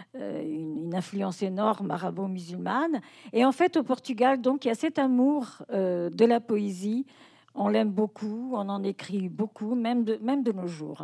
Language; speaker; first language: French; non-native, fluent; Portuguese